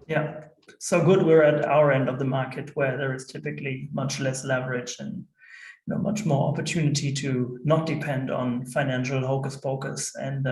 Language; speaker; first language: English; non-native, fluent; German